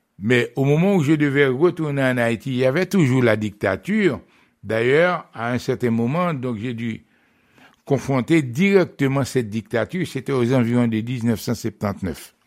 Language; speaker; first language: French; non-native, local second language; Haitian Creole